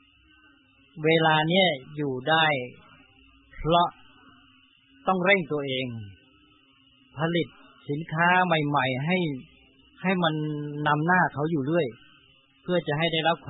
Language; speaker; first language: Thai; native; Thai